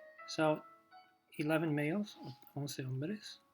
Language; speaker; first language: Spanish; non-native, fluent; English